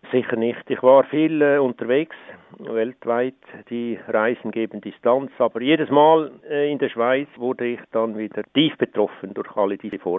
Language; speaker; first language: German; native; German